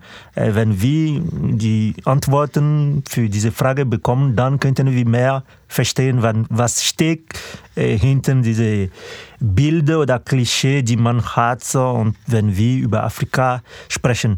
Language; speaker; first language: German; non-native, fluent; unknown